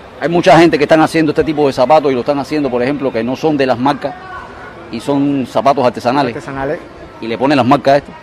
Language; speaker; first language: Spanish; native; Spanish